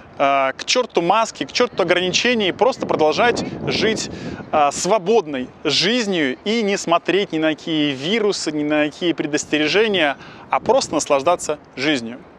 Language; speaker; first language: Russian; native; Russian